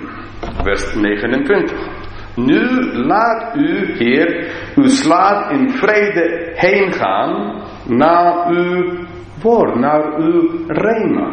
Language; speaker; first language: Dutch; non-native, fluent; English